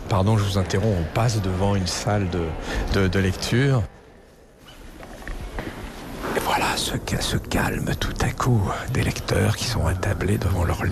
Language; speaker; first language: French; native; French